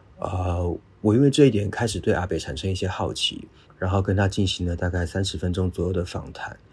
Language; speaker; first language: Chinese; native; Chinese